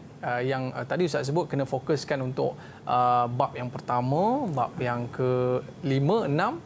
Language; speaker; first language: Malay; native; Malay